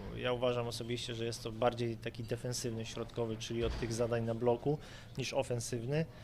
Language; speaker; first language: Polish; native; Polish